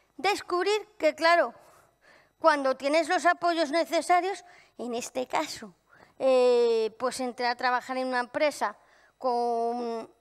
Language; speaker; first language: Spanish; native; Spanish